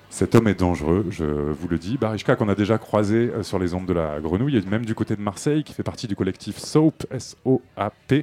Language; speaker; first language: French; native; French